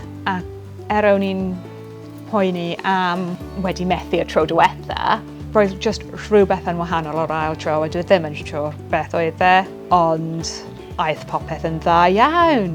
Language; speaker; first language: Welsh; non-native, fluent; English